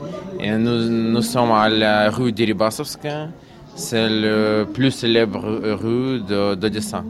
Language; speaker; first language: French; non-native, learner; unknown